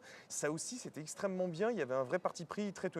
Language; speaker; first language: French; native; French